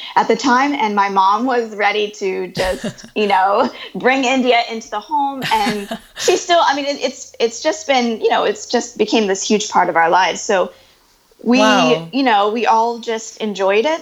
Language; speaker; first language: English; native; English